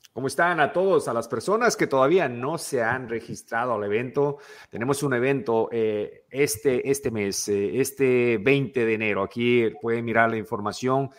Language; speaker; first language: Spanish; native; Spanish